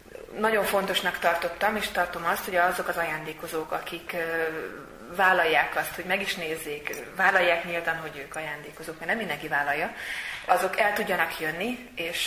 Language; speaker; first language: Hungarian; native; Hungarian